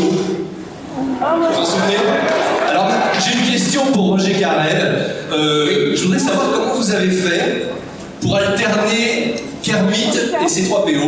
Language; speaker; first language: French; native; French